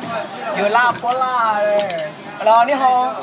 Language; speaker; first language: Chinese; non-native, learner; Thai